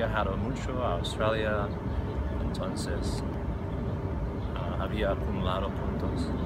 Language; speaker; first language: Spanish; non-native, fluent; English